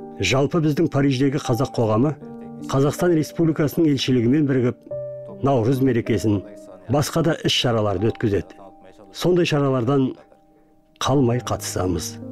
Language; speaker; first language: Kazakh; early bilingual, heritage; Turkish